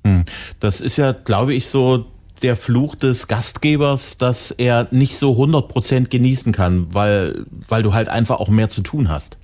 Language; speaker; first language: German; native; German